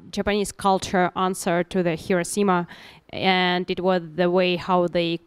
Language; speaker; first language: English; non-native, learner; Russian